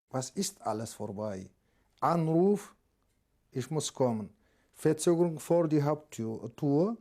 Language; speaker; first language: German; non-native, learner; Arabic